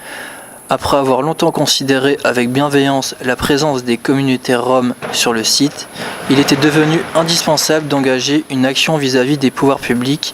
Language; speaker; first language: French; native; French